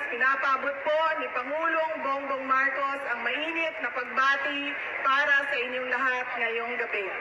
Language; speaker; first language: Filipino; non-native, local second language; Cebuano